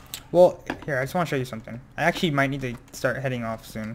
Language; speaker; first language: English; native; English